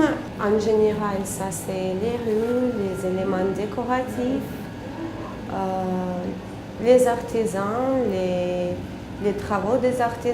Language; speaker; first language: French; non-native, learner; Russian